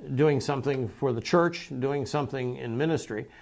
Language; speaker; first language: English; native; English